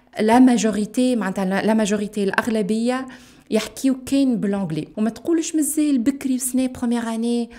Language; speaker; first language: Arabic; native; Arabic